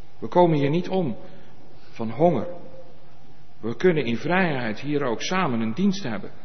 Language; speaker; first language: Dutch; native; Dutch